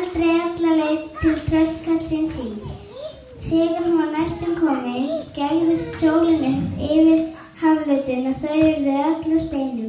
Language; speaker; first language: Icelandic; native; Icelandic